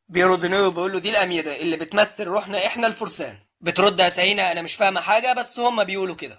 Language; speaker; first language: Arabic; native; Arabic